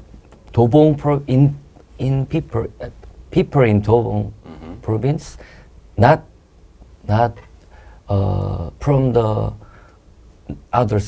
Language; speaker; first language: English; non-native, learner; Korean